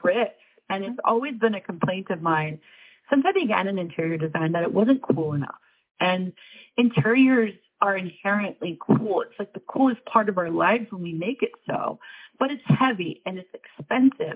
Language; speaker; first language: English; native; English